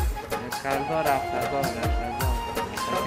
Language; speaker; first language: Persian; native; Persian